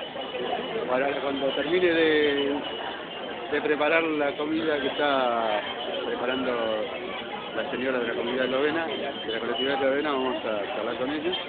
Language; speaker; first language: Spanish; native; Spanish